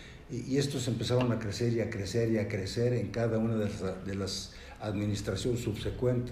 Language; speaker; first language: Spanish; native; Spanish